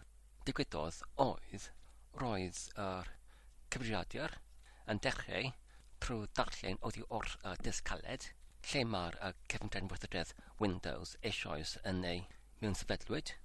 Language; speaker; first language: Welsh; non-native, learner; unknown